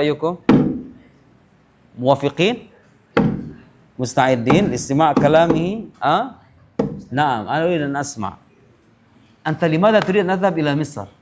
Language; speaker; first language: Arabic; non-native, fluent; Indonesian